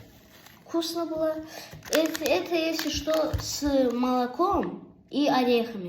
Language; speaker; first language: Russian; non-native, local second language; Azerbaijani